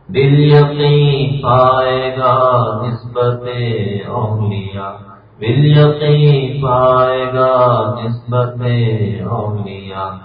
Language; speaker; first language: Urdu; native; Urdu